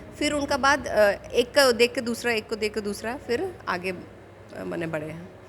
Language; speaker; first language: Hindi; non-native, local second language; Telugu